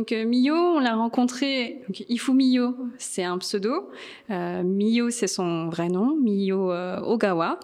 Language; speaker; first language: French; native; French